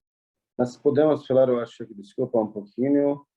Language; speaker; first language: Portuguese; non-native, learner; Arabic